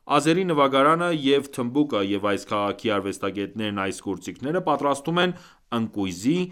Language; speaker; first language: Armenian; early bilingual, heritage; Armenian